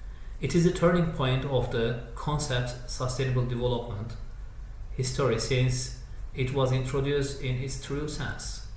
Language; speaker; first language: English; non-native, fluent; Turkish